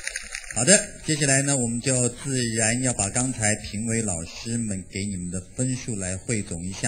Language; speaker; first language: Chinese; native; Chinese